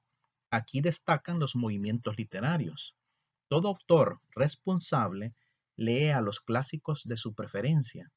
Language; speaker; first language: Spanish; native; Spanish